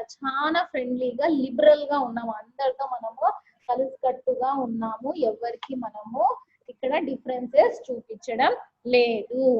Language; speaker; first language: Telugu; non-native, local second language; Urdu